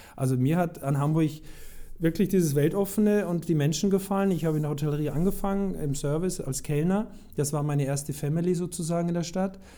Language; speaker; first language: German; native; German